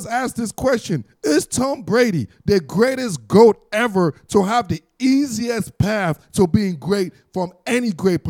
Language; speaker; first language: English; native; English